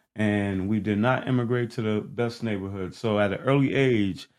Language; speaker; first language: English; early bilingual, other home language; Haitian Creole